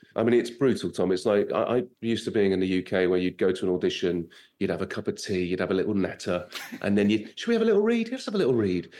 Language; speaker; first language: English; native; English